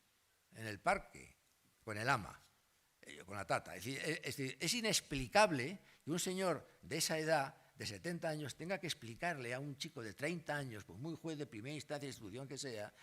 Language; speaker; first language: Spanish; native; Spanish